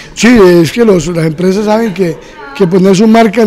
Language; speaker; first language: Spanish; native; Spanish